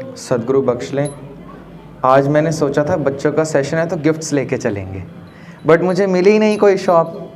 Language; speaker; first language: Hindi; native; Hindi